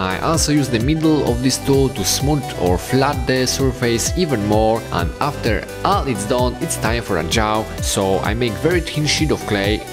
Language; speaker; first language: English; non-native, fluent; Polish